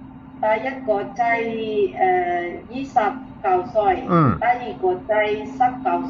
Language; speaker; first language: Cantonese; non-native, learner; Indonesian